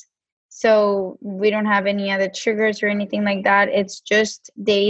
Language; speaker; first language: English; non-native, fluent; Spanish